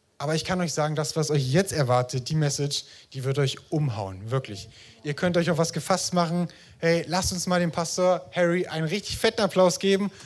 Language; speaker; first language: German; native; German